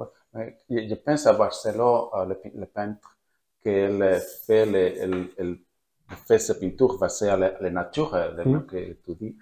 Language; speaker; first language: French; non-native, learner; Spanish